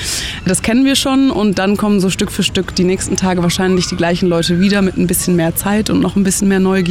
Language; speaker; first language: German; native; German